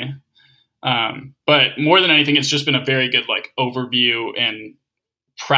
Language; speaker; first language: English; native; English